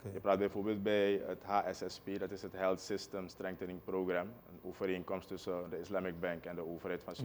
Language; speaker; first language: Dutch; native; Dutch